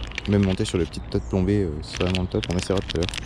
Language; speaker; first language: French; native; French